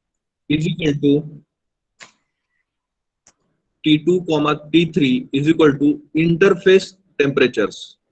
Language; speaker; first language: English; non-native, local second language; Hindi